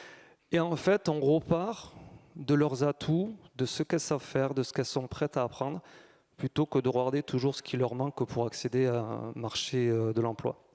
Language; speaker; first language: French; native; French